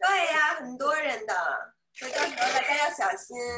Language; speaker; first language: Chinese; native; Chinese